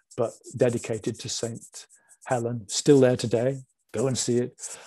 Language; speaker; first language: English; native; English